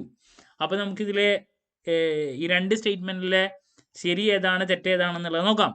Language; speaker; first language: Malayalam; native; Malayalam